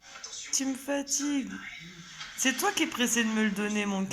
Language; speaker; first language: French; native; French